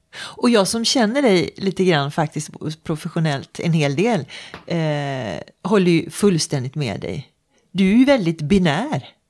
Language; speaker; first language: Swedish; native; Swedish